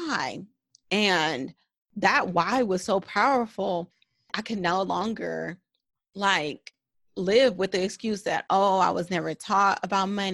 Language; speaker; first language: English; native; English